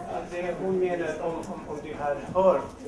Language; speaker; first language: Swedish; non-native, local second language; Kurdish